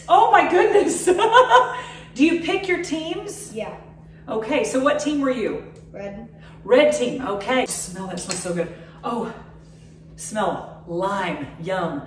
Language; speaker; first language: English; native; English